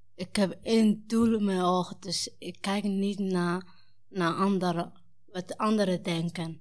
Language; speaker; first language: Dutch; non-native, learner; Somali